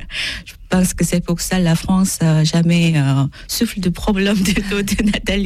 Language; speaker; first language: French; non-native, learner; Korean